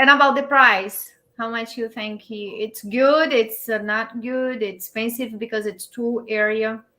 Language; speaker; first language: English; non-native, learner; Portuguese